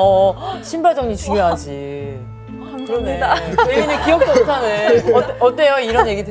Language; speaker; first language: Korean; native; Korean